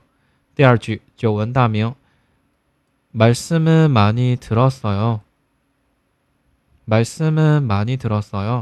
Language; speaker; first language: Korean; non-native, fluent; Chinese